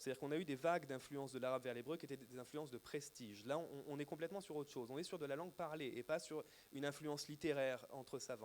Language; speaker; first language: French; native; French